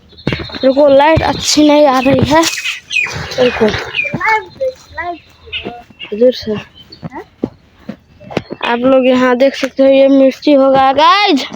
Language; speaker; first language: Hindi; non-native, local second language; Maithili